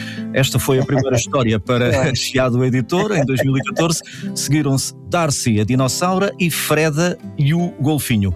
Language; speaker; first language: Portuguese; native; Portuguese